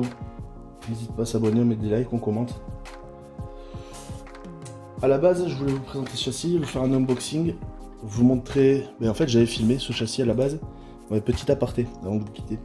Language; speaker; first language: French; native; French